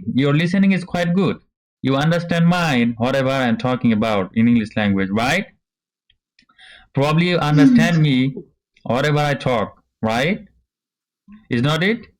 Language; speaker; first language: English; non-native, learner; Bangla